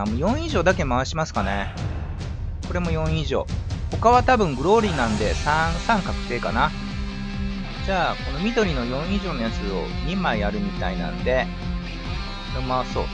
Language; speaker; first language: Japanese; native; Japanese